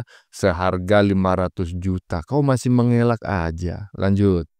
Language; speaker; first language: Indonesian; native; Indonesian